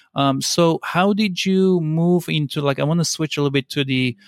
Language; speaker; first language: English; non-native, fluent; Turkish